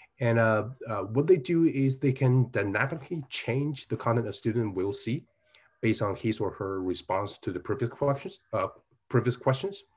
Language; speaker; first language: English; non-native, fluent; Chinese